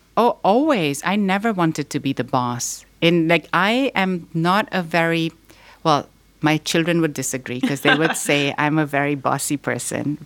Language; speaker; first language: English; non-native, local second language; Urdu